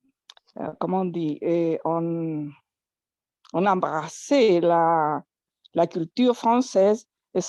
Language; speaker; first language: French; non-native, learner; Spanish